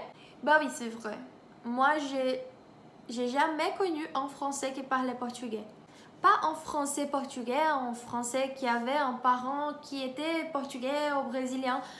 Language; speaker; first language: French; non-native, fluent; Portuguese